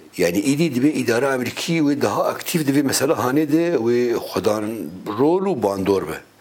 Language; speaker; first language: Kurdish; native; Kurdish